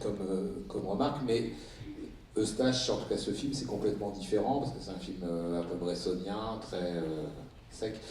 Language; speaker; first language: French; native; French